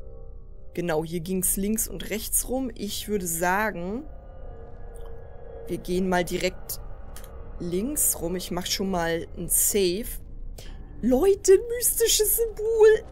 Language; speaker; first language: German; native; German